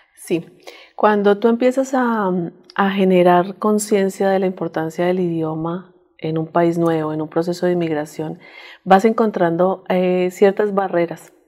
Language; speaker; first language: Spanish; native; Spanish